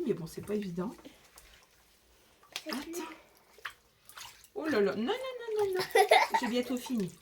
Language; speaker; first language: French; native; French